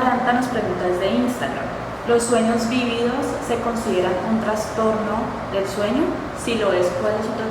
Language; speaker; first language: Spanish; native; Spanish